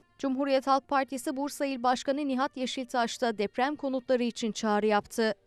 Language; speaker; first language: Turkish; native; Turkish